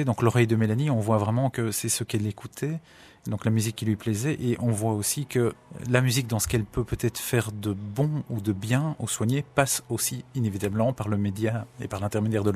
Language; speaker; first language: French; native; French